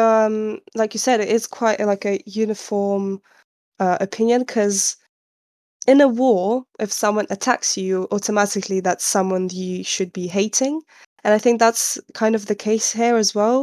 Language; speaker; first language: English; non-native, fluent; Ukrainian